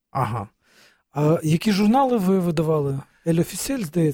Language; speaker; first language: Ukrainian; native; Ukrainian